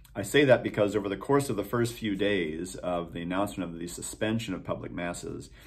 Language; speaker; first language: English; native; English